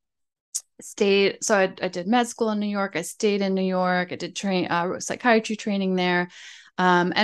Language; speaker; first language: English; native; English